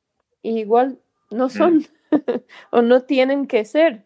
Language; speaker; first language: Spanish; non-native, fluent; English